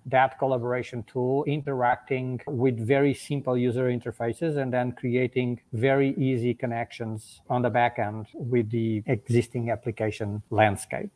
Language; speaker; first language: English; non-native, fluent; Portuguese